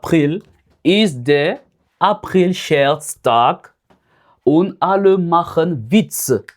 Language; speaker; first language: German; non-native, fluent; French